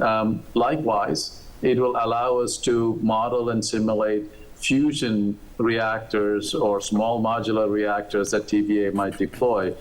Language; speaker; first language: English; non-native, local second language; Malayalam